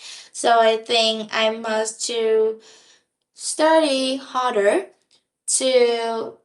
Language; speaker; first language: English; non-native, learner; Vietnamese